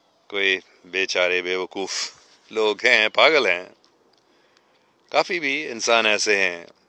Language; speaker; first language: Urdu; non-native, fluent; English